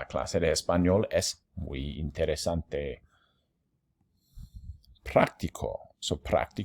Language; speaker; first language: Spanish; non-native, fluent; English